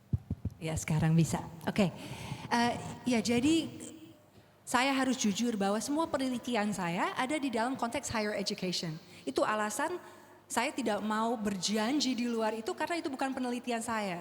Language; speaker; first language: Indonesian; non-native, fluent; English